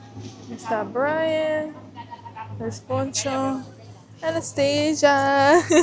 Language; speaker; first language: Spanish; early bilingual, heritage; English